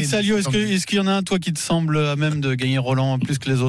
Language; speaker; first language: French; native; French